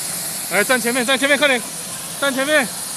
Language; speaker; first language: Chinese; native; Chinese